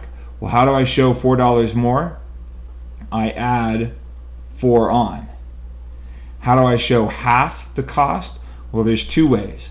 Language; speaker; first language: English; native; English